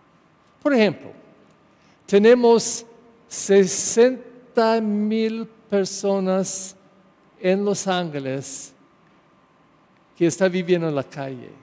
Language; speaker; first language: Spanish; non-native, learner; English